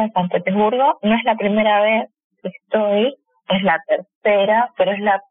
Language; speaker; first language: Spanish; native; Spanish